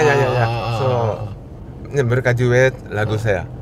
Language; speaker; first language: Indonesian; non-native, fluent; Japanese